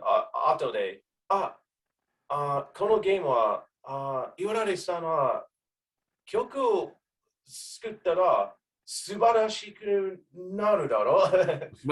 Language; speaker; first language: Japanese; non-native, learner; English